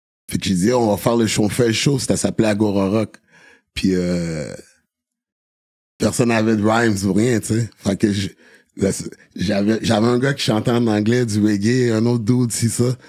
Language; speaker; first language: French; native; French